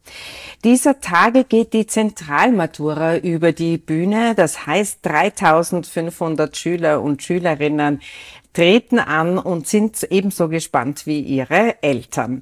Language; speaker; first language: German; native; German